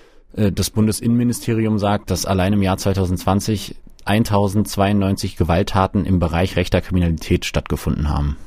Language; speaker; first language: German; native; German